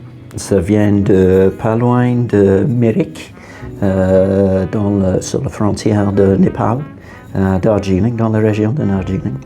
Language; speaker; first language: French; non-native, fluent; English